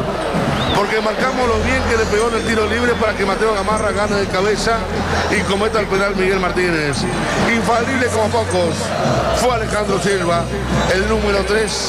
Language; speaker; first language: Spanish; native; Spanish